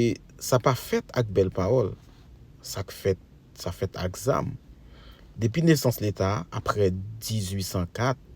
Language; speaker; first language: French; non-native, local second language; Haitian Creole